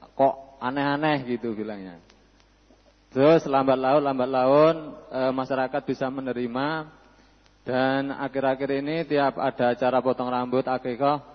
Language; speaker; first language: Indonesian; non-native, local second language; Javanese